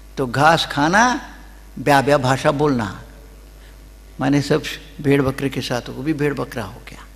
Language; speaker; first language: Hindi; non-native, local second language; Kannada